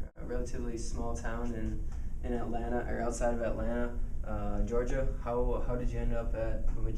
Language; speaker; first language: English; native; English